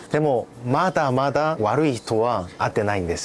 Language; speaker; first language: Japanese; non-native, learner; Korean